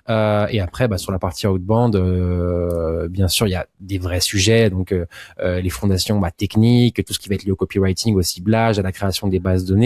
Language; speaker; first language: French; native; French